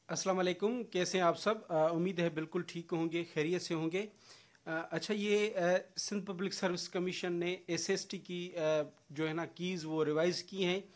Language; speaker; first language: Urdu; non-native, local second language; Sindhi